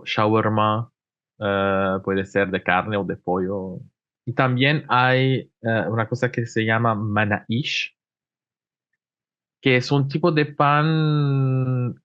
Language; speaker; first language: Spanish; non-native, fluent; Arabic